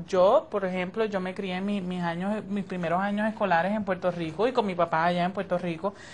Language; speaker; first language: Spanish; early bilingual, heritage; Spanish